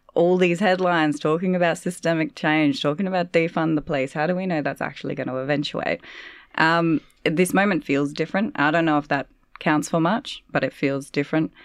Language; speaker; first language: English; native; English